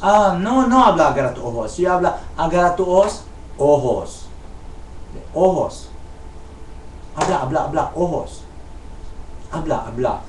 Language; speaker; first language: Spanish; non-native, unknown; Chavacano